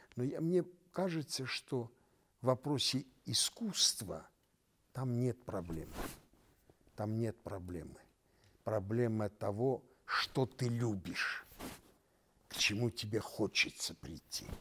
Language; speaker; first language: Russian; non-native, local second language; Armenian